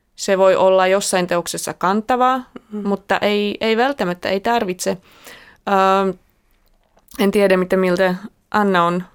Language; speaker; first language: Finnish; non-native, fluent; Slovak